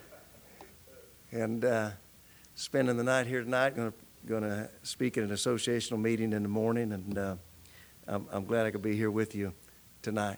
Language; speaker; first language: English; native; English